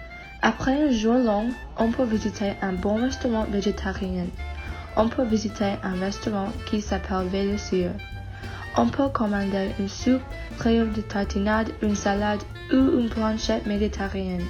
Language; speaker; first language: French; non-native, learner; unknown